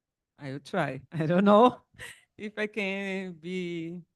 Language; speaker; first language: English; non-native, learner; Portuguese